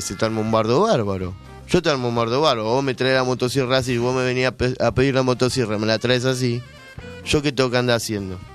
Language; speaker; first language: Spanish; native; Spanish